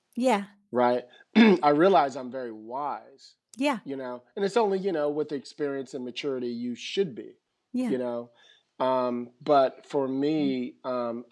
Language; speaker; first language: English; native; English